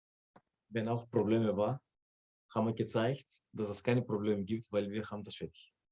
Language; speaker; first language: German; non-native, fluent; Greek